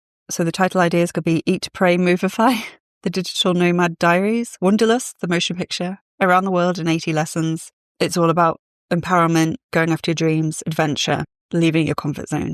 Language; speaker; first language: English; native; English